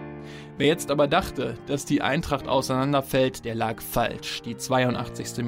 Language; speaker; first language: German; native; German